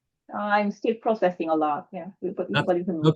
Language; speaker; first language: English; non-native, learner; Korean